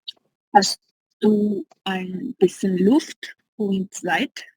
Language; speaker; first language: German; non-native, learner; Hindi